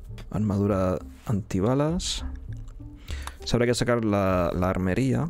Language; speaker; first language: Spanish; native; Spanish